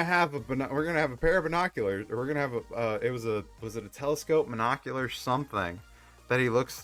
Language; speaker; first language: English; native; English